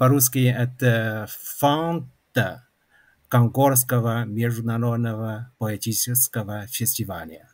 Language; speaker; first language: Russian; non-native, fluent; Chinese